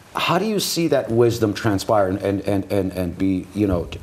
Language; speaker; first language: English; early bilingual, other home language; Armenian